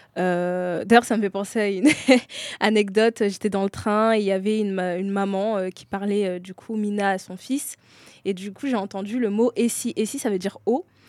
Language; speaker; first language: French; native; French